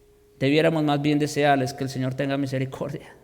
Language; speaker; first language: Spanish; native; Spanish